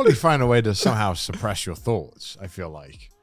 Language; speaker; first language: English; native; English